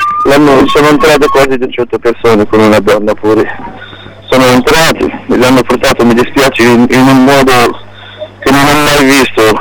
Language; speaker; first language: Italian; non-native, local second language; Arabic